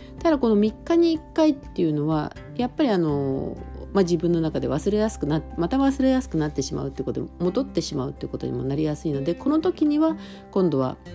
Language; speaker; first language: Japanese; native; Japanese